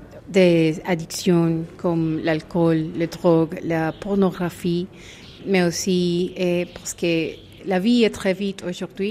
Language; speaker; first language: French; non-native, fluent; Spanish